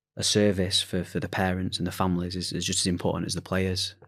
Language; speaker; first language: English; native; English